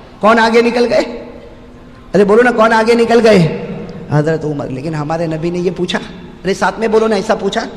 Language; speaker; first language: Urdu; native; Urdu